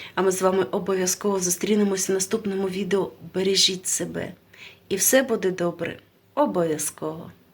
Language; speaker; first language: Ukrainian; non-native, local second language; Russian